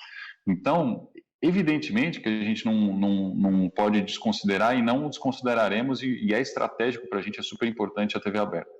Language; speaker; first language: Portuguese; native; Portuguese